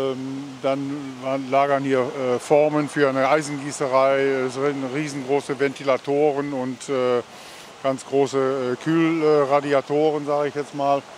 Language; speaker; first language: German; native; German